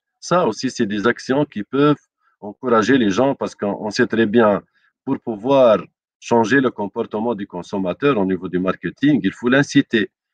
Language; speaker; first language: French; non-native, local second language; Arabic